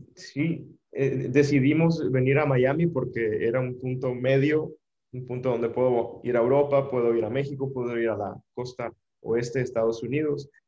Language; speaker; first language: Spanish; native; Spanish